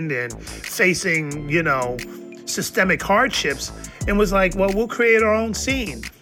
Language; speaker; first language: English; native; English